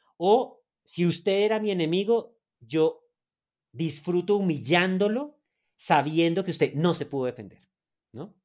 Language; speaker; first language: Spanish; native; Spanish